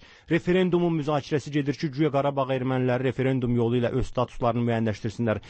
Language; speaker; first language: Azerbaijani; native; Azerbaijani